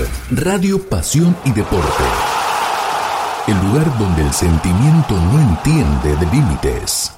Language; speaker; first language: Spanish; native; Spanish